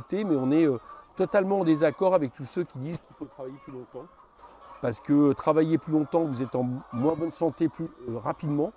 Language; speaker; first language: French; native; French